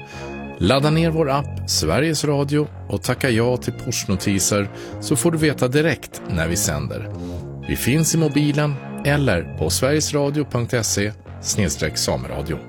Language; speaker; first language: Swedish; native; Swedish